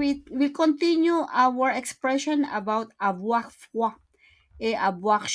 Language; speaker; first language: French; non-native, fluent; Filipino